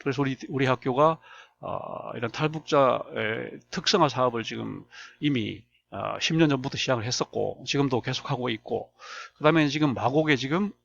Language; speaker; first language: Korean; native; Korean